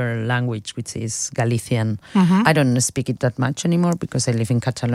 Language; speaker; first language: English; non-native, fluent; Spanish